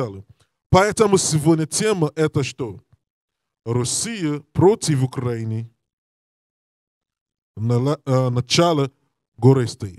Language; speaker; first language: Russian; non-native, learner; English